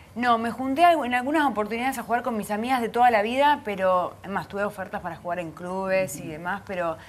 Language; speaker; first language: Spanish; native; Spanish